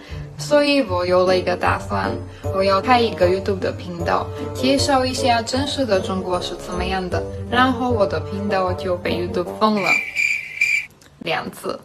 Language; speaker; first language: Chinese; non-native, fluent; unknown